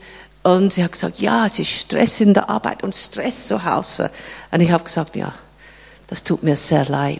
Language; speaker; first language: German; non-native, fluent; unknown